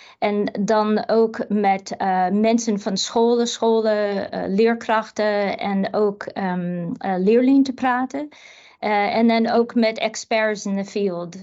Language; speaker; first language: Dutch; non-native, fluent; English